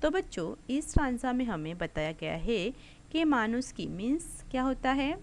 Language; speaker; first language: Hindi; non-native, local second language; Marathi